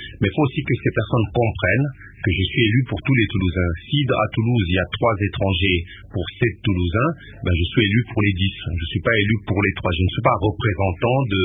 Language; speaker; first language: French; non-native, local second language; Lingala